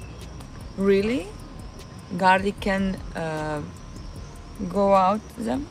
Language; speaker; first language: English; non-native, learner; Russian